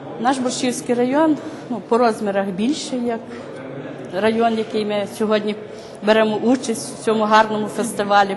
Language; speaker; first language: Ukrainian; native; Ukrainian